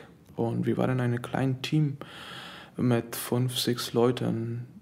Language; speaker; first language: German; non-native, learner; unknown